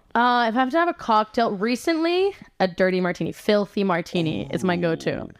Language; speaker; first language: English; non-native, fluent; Italian